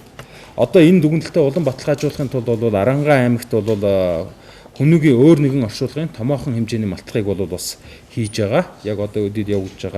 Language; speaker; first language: Mongolian; native; Mongolian